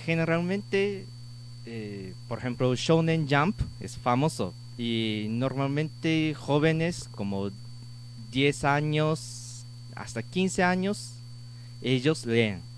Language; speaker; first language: Spanish; non-native, learner; Japanese